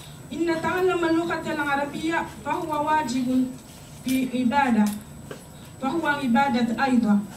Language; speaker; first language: Arabic; non-native, learner; Malagasy